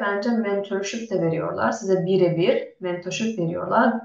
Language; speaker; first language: Turkish; non-native, fluent; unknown